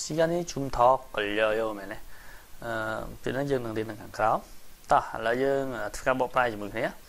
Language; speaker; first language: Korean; non-native, fluent; Khmer